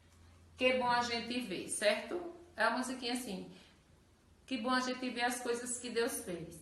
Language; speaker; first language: Portuguese; native; Portuguese